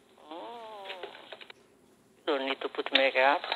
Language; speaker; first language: English; non-native, learner; Italian